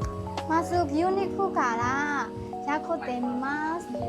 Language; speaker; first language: Japanese; non-native, learner; Burmese